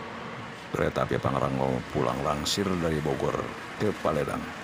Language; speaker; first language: Indonesian; native; Indonesian